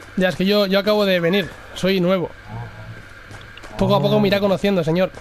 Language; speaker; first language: Spanish; native; Spanish